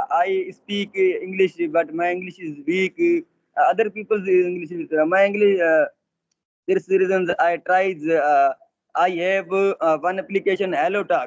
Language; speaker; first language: English; non-native, learner; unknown